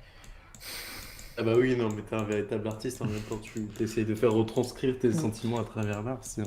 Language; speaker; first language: French; native; French